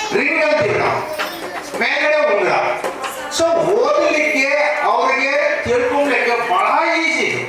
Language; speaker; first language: Kannada; native; Kannada